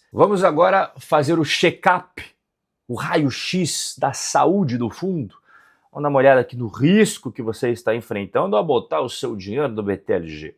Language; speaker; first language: Portuguese; native; Portuguese